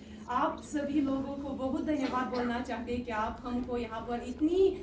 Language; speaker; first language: Hindi; non-native, learner; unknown